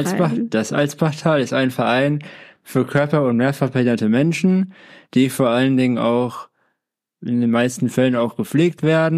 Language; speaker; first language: German; native; German